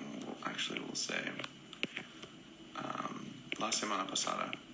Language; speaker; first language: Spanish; non-native, fluent; English